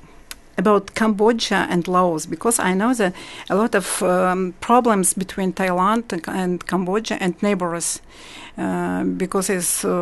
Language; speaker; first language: English; non-native, learner; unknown